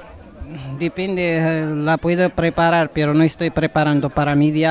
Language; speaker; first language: Spanish; non-native, learner; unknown